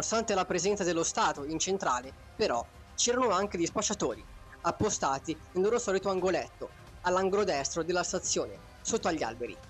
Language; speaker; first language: Italian; native; Italian